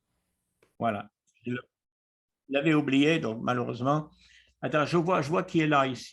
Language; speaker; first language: French; native; French